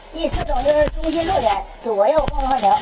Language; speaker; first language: Chinese; native; Chinese